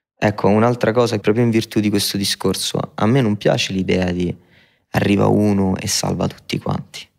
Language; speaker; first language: Italian; native; Italian